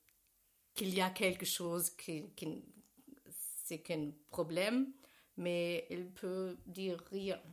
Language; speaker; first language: French; non-native, learner; German